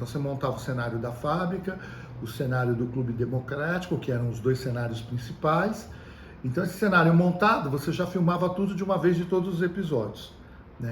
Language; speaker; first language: Portuguese; native; Portuguese